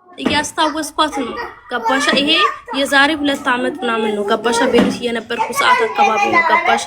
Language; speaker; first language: Amharic; native; Amharic